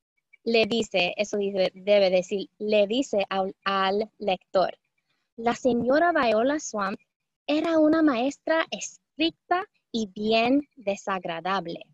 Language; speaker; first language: Spanish; early bilingual, heritage; Spanish